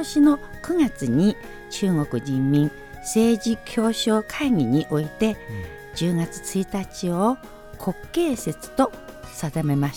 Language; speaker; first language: Japanese; non-native, fluent; Chinese